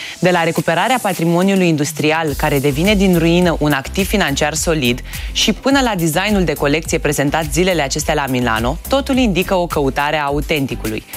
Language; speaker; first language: Romanian; native; Romanian